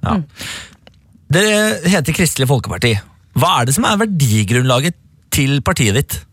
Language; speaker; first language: Norwegian; native; Norwegian